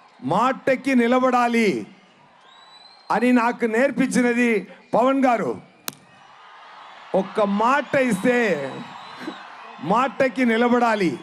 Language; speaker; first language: Telugu; non-native, learner; Tamil